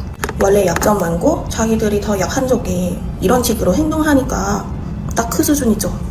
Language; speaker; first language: Korean; non-native, fluent; Thai